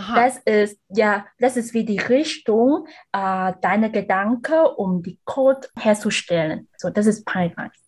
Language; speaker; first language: German; non-native, learner; Vietnamese